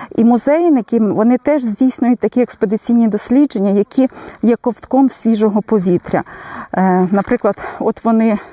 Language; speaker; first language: Ukrainian; native; Ukrainian